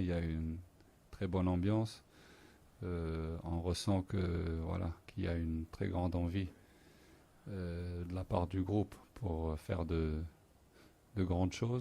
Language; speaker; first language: French; non-native, local second language; Arabic